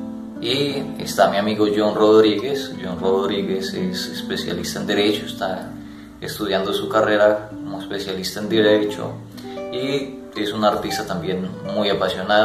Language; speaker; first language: Spanish; native; Spanish